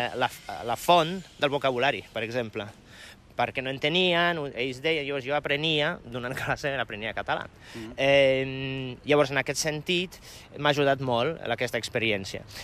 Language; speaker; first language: Catalan; non-native, fluent; Polish